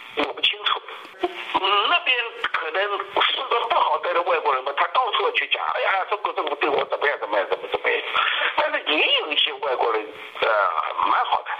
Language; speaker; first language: Chinese; native; Chinese